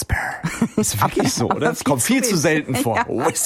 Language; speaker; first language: German; native; German